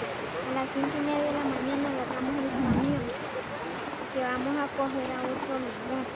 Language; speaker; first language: Spanish; native; Spanish